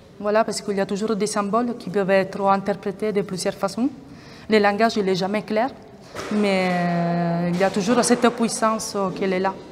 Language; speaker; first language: French; non-native, fluent; Italian